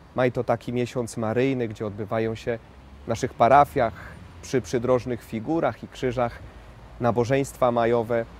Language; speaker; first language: Polish; native; Polish